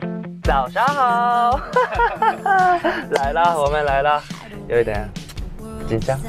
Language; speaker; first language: Chinese; non-native, fluent; Japanese